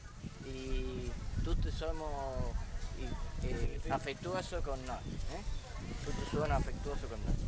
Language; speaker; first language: Italian; early bilingual, heritage; Spanish